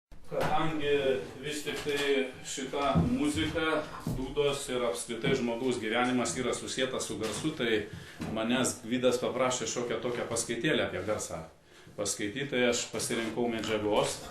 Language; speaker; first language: Lithuanian; native; Lithuanian